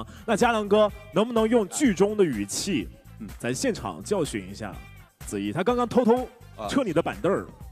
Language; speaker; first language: Chinese; native; Chinese